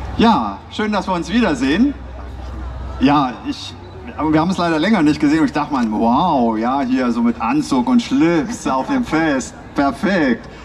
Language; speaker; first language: German; native; German